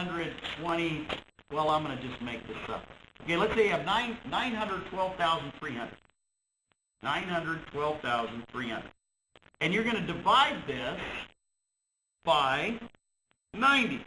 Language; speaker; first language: English; native; English